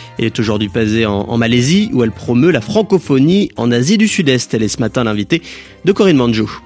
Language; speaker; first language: French; native; French